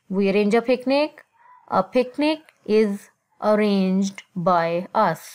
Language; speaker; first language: English; non-native, local second language; Urdu